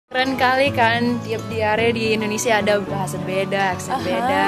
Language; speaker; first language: Indonesian; non-native, fluent; English